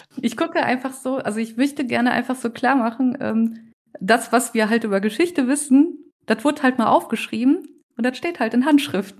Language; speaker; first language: German; native; German